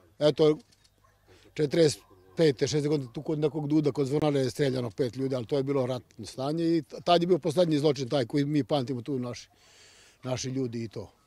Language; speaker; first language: Serbian; native; Serbian